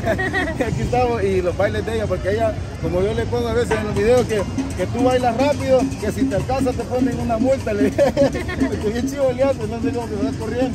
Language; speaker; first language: Spanish; native; Spanish